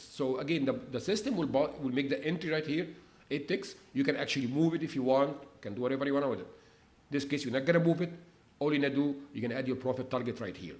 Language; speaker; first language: English; non-native, fluent; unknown